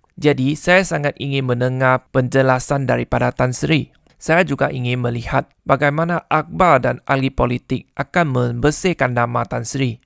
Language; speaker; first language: Malay; non-native, local second language; Chinese